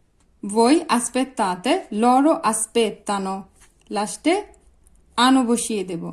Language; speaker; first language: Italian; non-native, fluent; Bangla